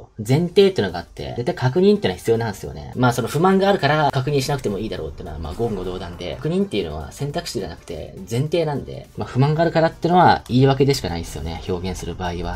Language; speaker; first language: Japanese; native; Japanese